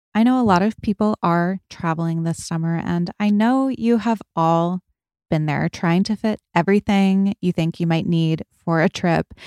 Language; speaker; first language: English; native; English